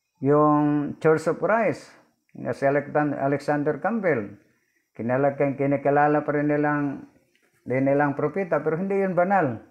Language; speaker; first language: Filipino; non-native, local second language; Cebuano